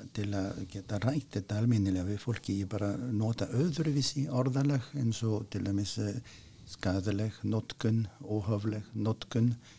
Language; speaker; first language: Icelandic; non-native, fluent; French